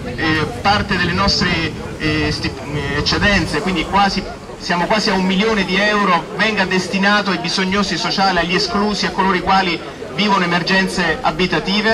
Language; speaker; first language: Italian; native; Italian